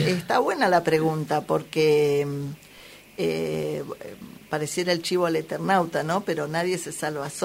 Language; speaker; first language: Spanish; native; Spanish